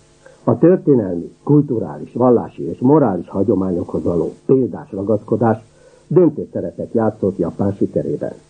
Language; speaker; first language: Hungarian; native; Hungarian